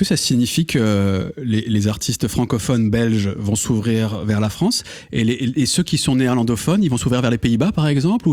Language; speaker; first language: French; native; French